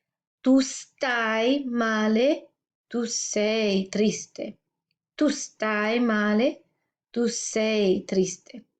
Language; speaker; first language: Italian; non-native, fluent; English